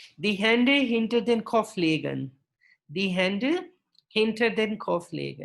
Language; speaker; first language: German; non-native, fluent; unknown